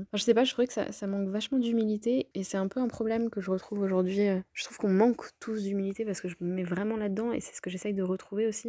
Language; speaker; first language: French; native; French